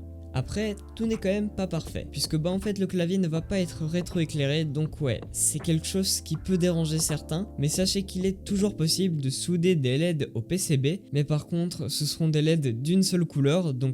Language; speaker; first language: French; native; French